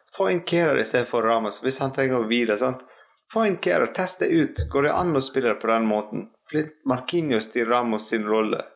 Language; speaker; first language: Norwegian; non-native, fluent; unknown